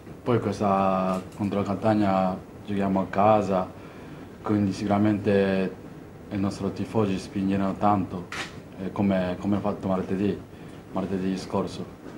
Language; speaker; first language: Italian; non-native, fluent; Japanese